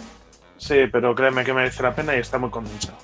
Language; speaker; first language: Spanish; native; Spanish